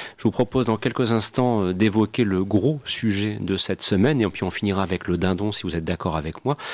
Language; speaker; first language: French; native; French